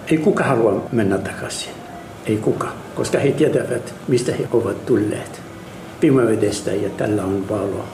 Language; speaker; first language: Finnish; non-native, learner; Arabic